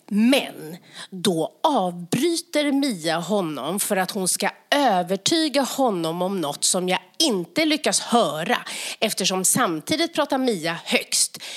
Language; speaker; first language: Swedish; native; Swedish